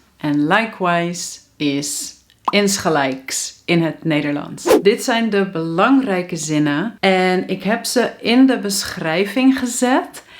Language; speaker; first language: Dutch; native; Dutch